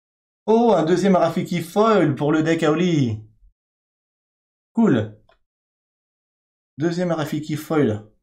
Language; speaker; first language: French; native; French